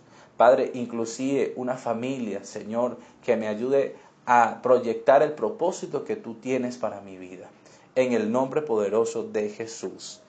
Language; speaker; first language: Spanish; native; Spanish